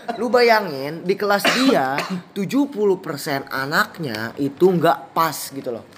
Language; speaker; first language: Indonesian; native; Indonesian